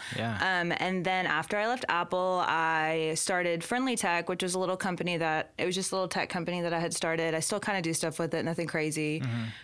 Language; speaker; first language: English; native; English